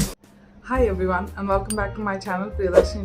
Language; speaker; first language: English; non-native, local second language; Hindi